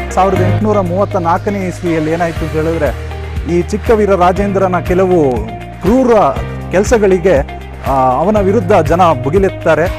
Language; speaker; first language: Kannada; non-native, local second language; Kodava